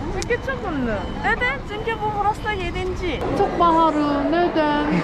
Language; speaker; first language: Turkish; non-native, learner; Spanish